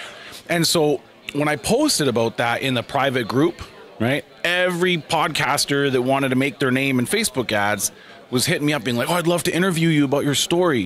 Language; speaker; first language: English; native; English